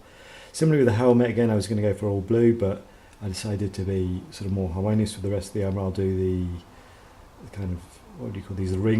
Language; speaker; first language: English; native; English